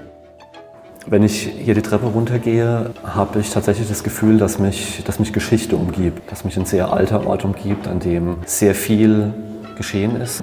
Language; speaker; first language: German; native; German